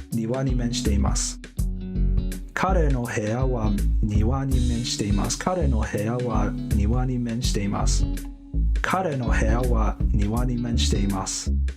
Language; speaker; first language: Japanese; non-native, learner; Cantonese